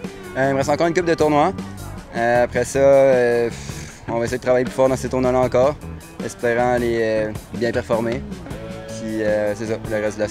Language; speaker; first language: French; native; French